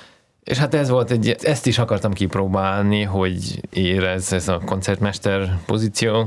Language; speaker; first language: Hungarian; non-native, fluent; Russian